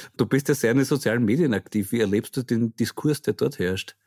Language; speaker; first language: German; native; German